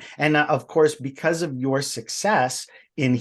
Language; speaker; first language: English; native; English